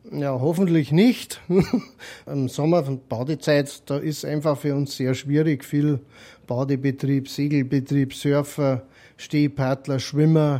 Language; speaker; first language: German; native; German